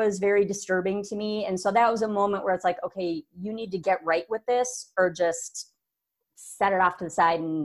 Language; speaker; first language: English; native; English